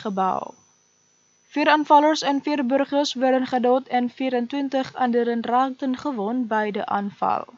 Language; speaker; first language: Dutch; non-native, fluent; Indonesian